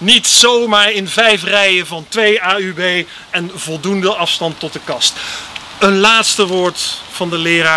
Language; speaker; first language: Dutch; native; Dutch